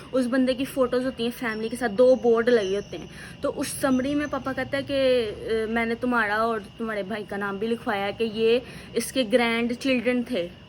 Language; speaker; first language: Hindi; native; Hindi